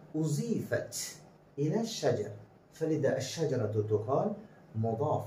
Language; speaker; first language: Arabic; non-native, fluent; Bangla